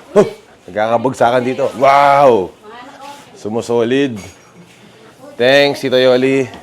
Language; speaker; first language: Filipino; non-native, local second language; Pampanga